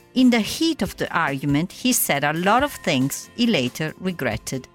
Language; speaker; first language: English; non-native, fluent; Italian